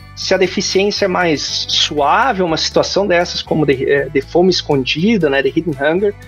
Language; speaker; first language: Portuguese; native; Portuguese